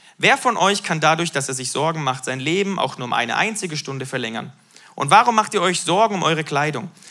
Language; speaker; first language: German; native; German